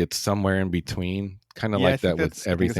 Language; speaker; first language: English; native; English